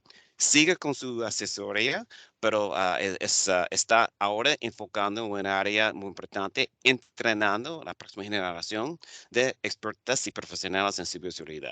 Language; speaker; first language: Spanish; non-native, fluent; English